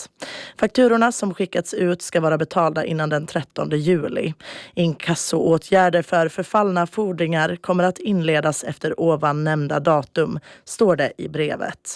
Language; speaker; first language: Swedish; native; Swedish